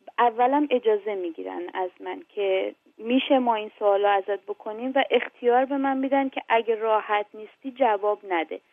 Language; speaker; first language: Persian; native; Persian